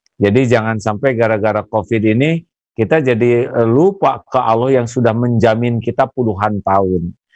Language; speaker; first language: Indonesian; non-native, local second language; Sundanese